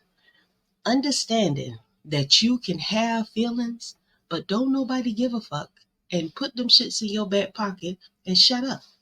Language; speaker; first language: English; native; English